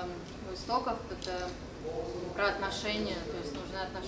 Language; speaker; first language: Russian; native; Russian